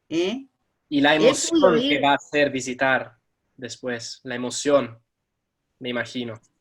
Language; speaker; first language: Spanish; non-native, fluent; Italian